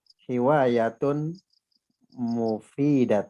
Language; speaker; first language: Arabic; non-native, learner; Indonesian